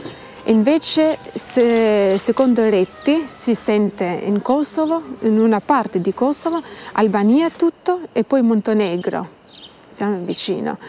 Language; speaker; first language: Italian; non-native, fluent; Albanian